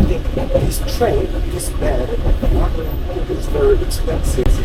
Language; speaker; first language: English; non-native, learner; Korean